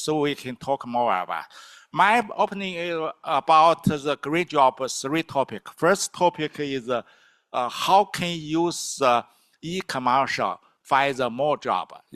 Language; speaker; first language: English; non-native, learner; Chinese